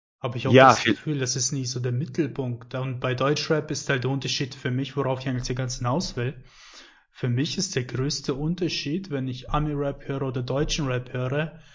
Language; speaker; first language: German; non-native, learner; English